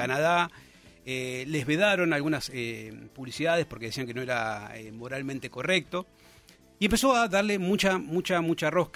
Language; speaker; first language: Spanish; native; Spanish